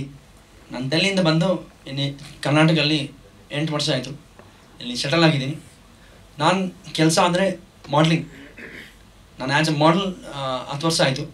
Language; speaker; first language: Kannada; non-native, learner; Hindi